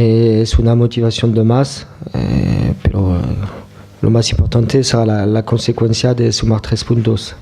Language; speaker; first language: Spanish; non-native, fluent; French